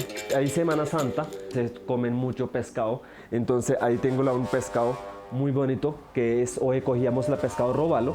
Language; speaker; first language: Spanish; non-native, learner; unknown